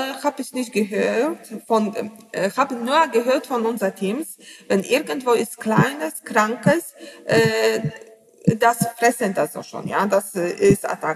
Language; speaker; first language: German; non-native, learner; Polish